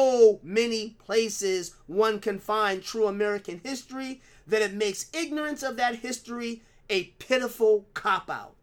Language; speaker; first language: English; native; English